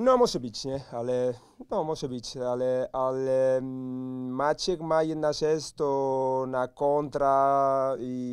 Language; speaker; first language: Polish; non-native, learner; Spanish